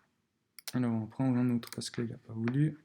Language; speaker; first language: French; native; French